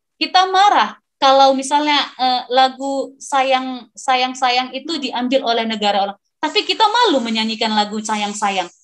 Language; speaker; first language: Indonesian; non-native, local second language; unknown